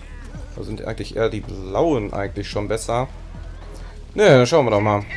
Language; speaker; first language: German; native; German